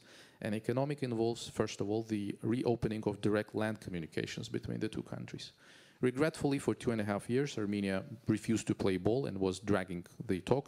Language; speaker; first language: English; non-native, fluent; Azerbaijani